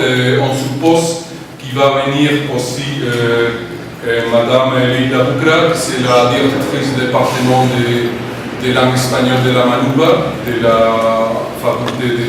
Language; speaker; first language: French; non-native, fluent; Spanish